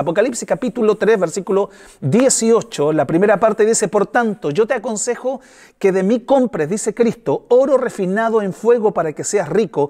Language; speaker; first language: Spanish; native; Spanish